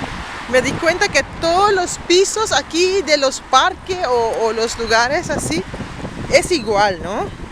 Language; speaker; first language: Spanish; non-native, fluent; Papiamento